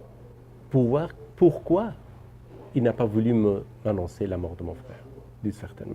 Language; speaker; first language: French; non-native, fluent; Persian